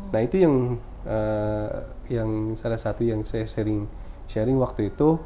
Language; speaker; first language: Indonesian; non-native, fluent; Filipino